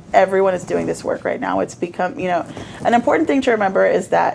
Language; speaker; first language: English; native; English